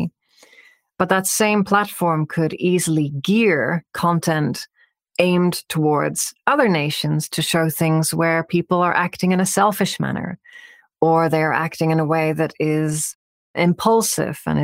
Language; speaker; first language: English; native; English